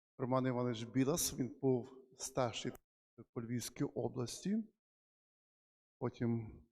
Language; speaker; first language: Ukrainian; native; Ukrainian